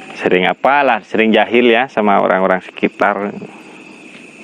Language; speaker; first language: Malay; non-native, local second language; Madurese